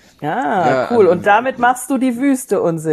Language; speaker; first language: German; native; German